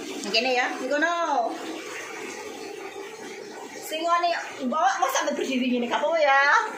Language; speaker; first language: Indonesian; non-native, local second language; Javanese